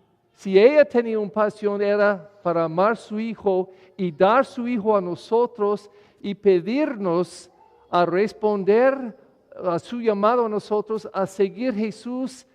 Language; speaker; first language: Spanish; non-native, fluent; English